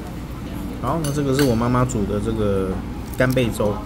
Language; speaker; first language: Chinese; native; Chinese